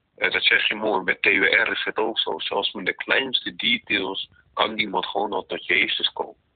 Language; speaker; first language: Dutch; native; Dutch